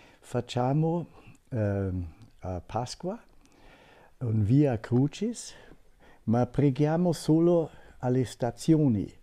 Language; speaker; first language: Italian; non-native, fluent; German